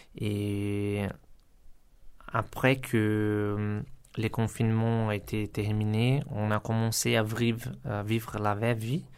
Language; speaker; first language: French; non-native, learner; Portuguese